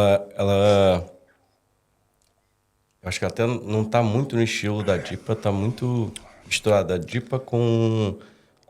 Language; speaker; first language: Portuguese; native; Portuguese